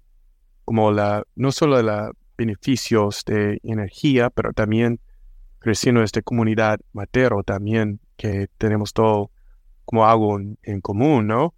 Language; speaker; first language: Spanish; non-native, fluent; English